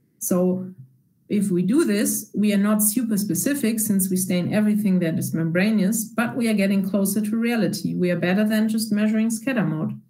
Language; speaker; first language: English; non-native, fluent; German